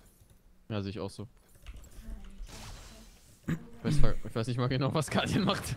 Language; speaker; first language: German; native; German